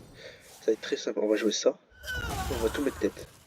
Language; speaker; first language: French; native; French